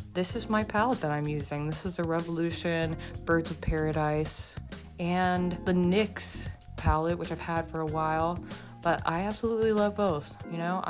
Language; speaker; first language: English; native; English